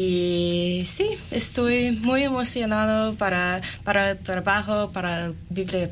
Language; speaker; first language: Spanish; early bilingual, other home language; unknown